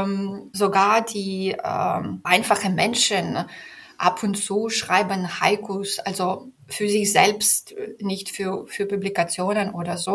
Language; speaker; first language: German; non-native, fluent; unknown